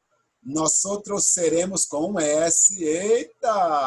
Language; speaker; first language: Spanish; non-native, fluent; Portuguese